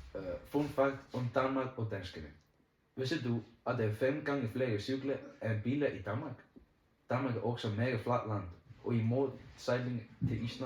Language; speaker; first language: Danish; non-native, learner; Icelandic